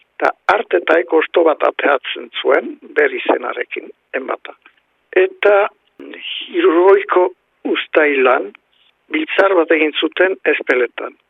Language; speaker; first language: Basque; native; Basque